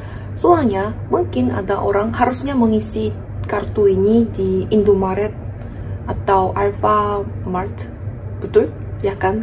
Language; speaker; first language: Indonesian; non-native, fluent; Korean